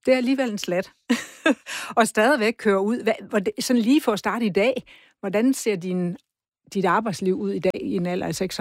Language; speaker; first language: Danish; native; Danish